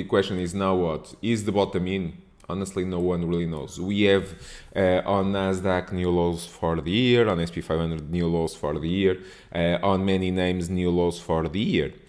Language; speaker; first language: English; non-native, fluent; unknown